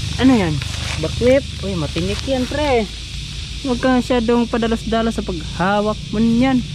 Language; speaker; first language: Filipino; non-native, local second language; Cebuano